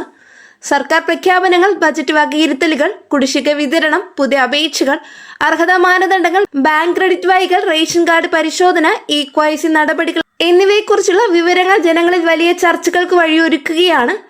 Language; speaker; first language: Malayalam; native; Malayalam